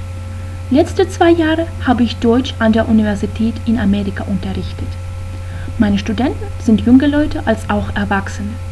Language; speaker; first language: German; non-native, fluent; Russian